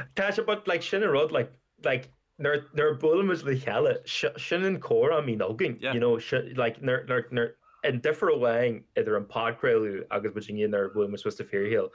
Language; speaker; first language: Irish; native; Irish